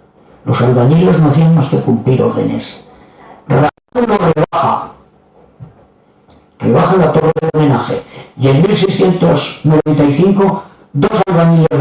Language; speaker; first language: Spanish; native; Spanish